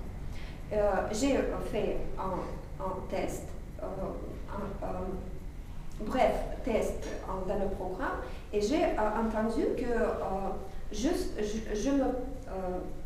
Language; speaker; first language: French; non-native, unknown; Russian